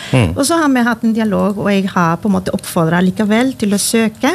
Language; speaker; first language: Norwegian; non-native, fluent; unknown